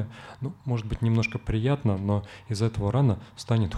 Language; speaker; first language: Russian; native; Russian